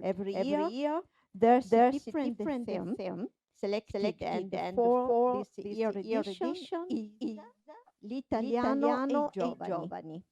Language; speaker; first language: English; non-native, fluent; Italian